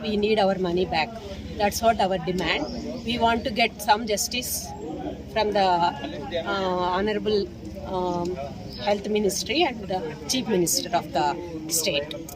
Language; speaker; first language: English; non-native, local second language; Telugu